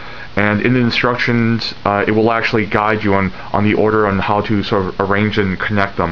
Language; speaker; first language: English; native; English